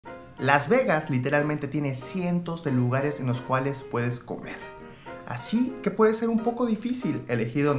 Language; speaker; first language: Spanish; native; Spanish